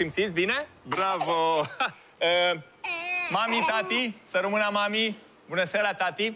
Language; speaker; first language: Romanian; native; Romanian